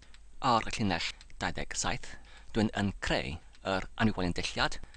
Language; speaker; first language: Welsh; non-native, learner; English